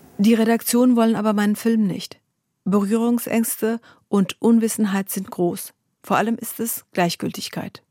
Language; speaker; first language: German; early bilingual, other home language; Kurdish